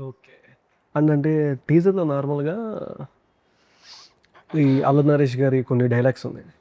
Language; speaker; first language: Telugu; native; Telugu